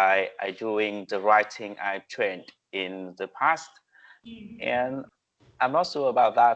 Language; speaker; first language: English; non-native, learner; Vietnamese